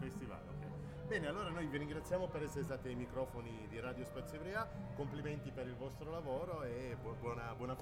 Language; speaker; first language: Italian; native; Italian